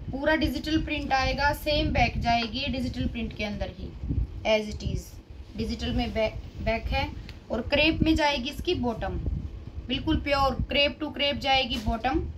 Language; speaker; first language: Hindi; native; Hindi